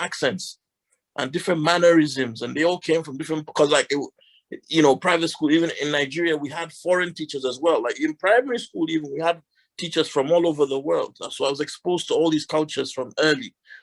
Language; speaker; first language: English; non-native, local second language; Hausa